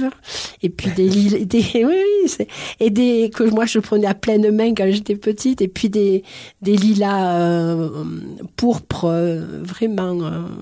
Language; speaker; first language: French; native; French